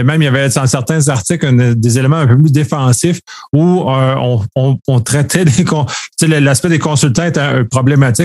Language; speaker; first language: French; native; French